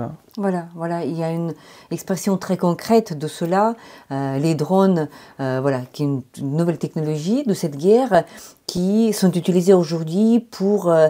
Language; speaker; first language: French; non-native, fluent; Ukrainian